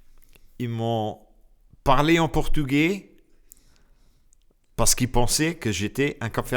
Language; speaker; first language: French; non-native, local second language; Luxembourgish